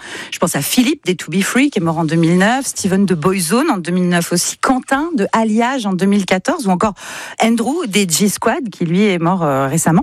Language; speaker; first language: French; native; French